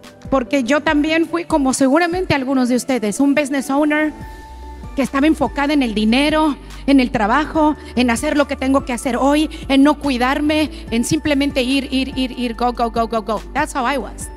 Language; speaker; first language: Spanish; native; Spanish